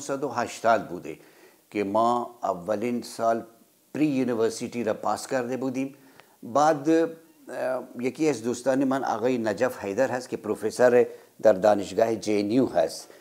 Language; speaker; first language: Persian; non-native, fluent; Urdu